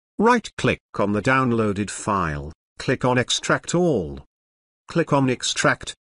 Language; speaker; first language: English; non-native, local second language; Bangla